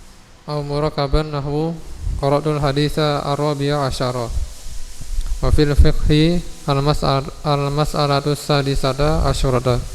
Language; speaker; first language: Arabic; non-native, learner; Indonesian